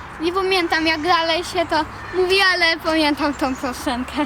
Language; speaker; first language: Polish; early bilingual, other home language; Russian